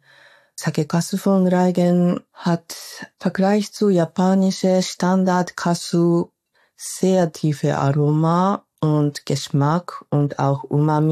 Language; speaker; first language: German; non-native, fluent; Japanese